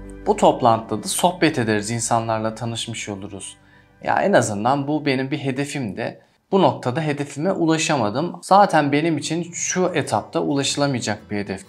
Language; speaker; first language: Turkish; native; Turkish